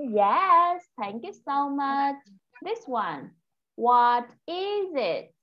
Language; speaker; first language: English; non-native, fluent; Vietnamese